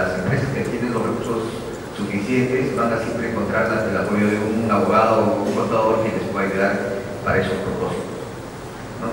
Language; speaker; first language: Spanish; native; Spanish